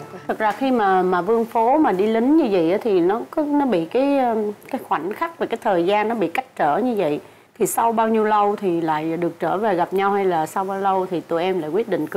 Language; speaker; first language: Vietnamese; native; Vietnamese